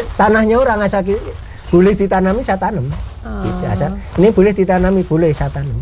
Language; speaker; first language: Indonesian; non-native, local second language; Javanese